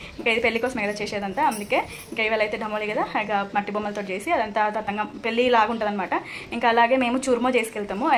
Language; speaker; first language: Telugu; non-native, local second language; Lambadi